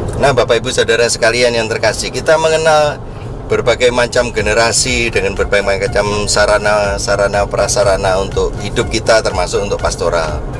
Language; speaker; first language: Indonesian; native; Indonesian